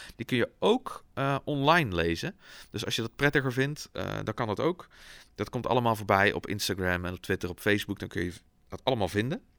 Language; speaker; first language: Dutch; native; Dutch